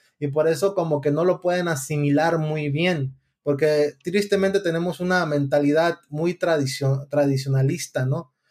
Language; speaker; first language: Spanish; early bilingual, heritage; Spanish